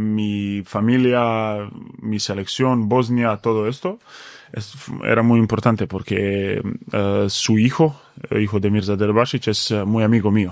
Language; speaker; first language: Spanish; non-native, fluent; Bosnian